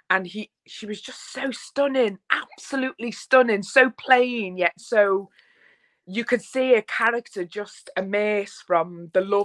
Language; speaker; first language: English; native; English